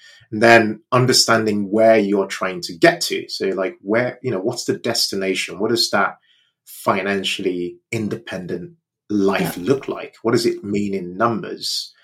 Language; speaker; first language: English; non-native, local second language; Yoruba